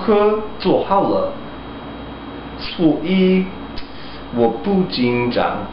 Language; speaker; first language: Chinese; non-native, learner; English